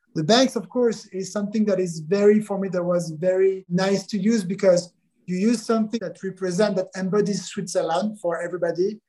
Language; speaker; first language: English; non-native, fluent; French